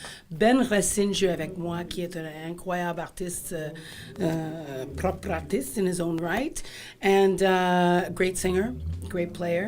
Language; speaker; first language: French; non-native, fluent; English